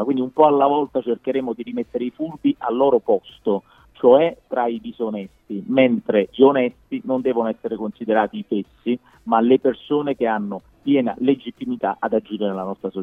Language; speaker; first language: Italian; native; Italian